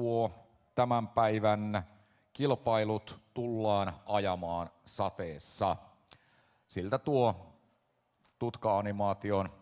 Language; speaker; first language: Finnish; native; Finnish